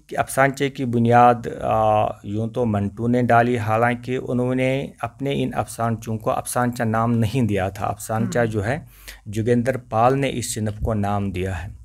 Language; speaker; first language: Urdu; non-native, local second language; Kashmiri